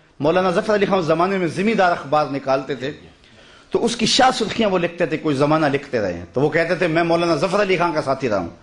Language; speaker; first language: Urdu; non-native, local second language; Punjabi